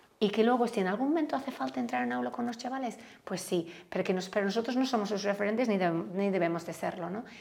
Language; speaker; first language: Spanish; non-native, fluent; English